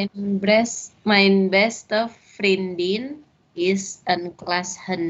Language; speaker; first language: Dutch; non-native, learner; Indonesian